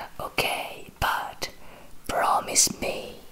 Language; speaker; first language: English; non-native, learner; Italian